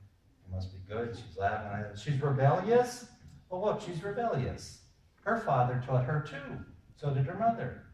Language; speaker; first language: English; native; English